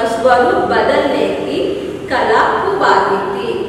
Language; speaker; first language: Hindi; non-native, local second language; Kannada